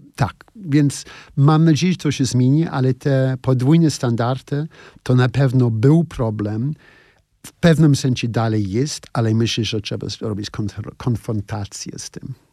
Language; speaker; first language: Polish; non-native, fluent; English